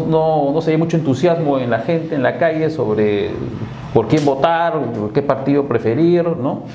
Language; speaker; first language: Spanish; native; Spanish